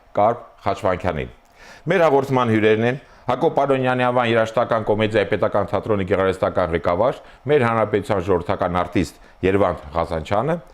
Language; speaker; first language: Armenian; native; Armenian